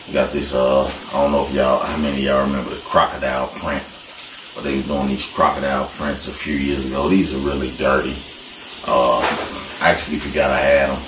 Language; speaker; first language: English; native; English